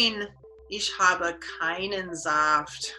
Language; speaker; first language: German; non-native, learner; English